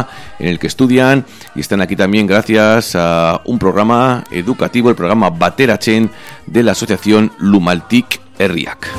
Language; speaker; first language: Spanish; native; Spanish